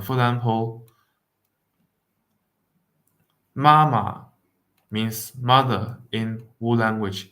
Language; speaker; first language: English; non-native, fluent; Wu Chinese